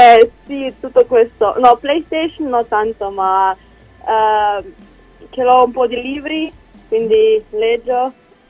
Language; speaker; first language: Italian; non-native, learner; Slovenian